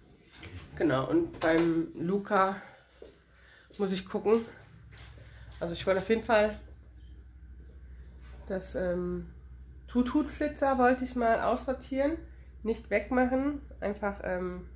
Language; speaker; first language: German; native; German